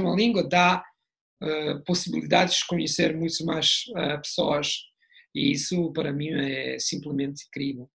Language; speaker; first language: Portuguese; non-native, fluent; Italian